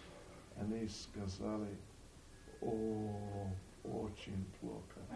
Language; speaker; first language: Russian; non-native, learner; English